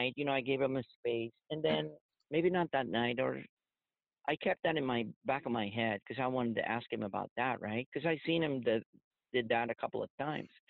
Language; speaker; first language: English; non-native, local second language; Filipino